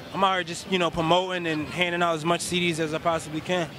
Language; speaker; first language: English; native; English